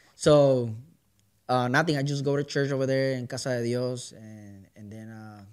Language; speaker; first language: English; non-native, learner; Spanish